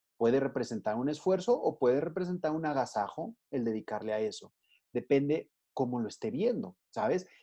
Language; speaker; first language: Spanish; native; Spanish